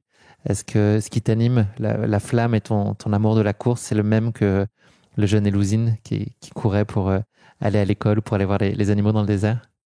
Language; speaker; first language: French; native; French